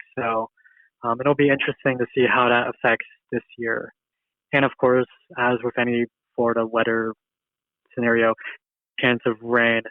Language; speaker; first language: English; native; English